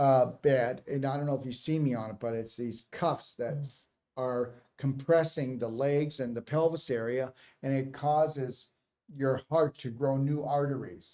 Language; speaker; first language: English; native; English